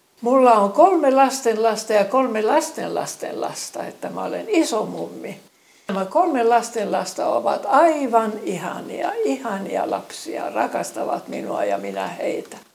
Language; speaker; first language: Finnish; early bilingual, other home language; Estonian